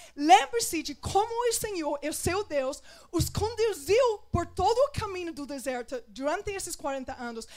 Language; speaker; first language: Portuguese; non-native, fluent; English